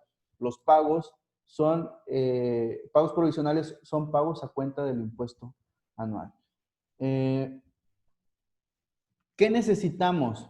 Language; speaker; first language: Spanish; native; Spanish